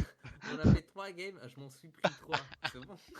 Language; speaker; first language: French; native; French